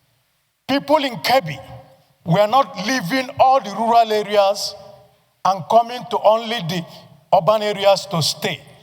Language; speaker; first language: English; non-native, local second language; Igbo